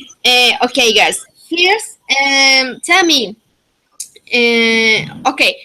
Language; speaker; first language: English; non-native, fluent; Spanish